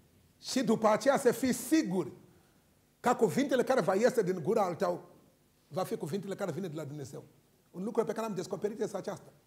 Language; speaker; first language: Romanian; non-native, learner; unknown